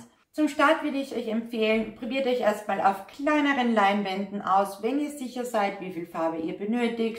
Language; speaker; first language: German; native; German